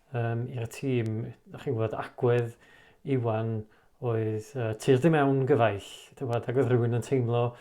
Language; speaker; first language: Welsh; native; Welsh